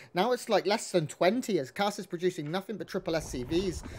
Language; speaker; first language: English; native; English